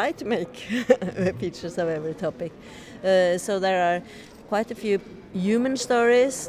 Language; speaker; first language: English; non-native, fluent; Norwegian